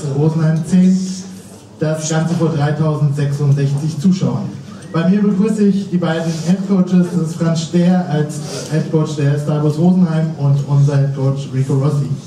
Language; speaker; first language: German; native; German